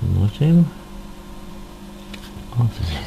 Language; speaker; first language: English; non-native, learner; Russian